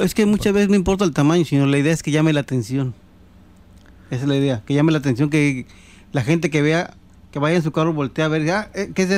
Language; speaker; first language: Spanish; native; Spanish